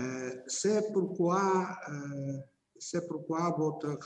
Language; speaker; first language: French; non-native, fluent; Ukrainian